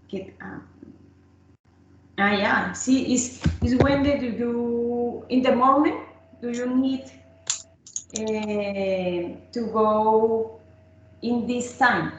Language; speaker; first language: English; non-native, learner; Spanish